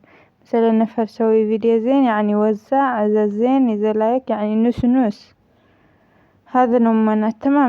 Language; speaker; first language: Arabic; non-native, learner; Amharic